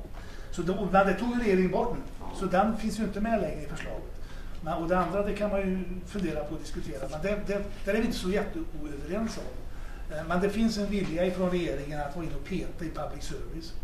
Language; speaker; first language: Swedish; native; Swedish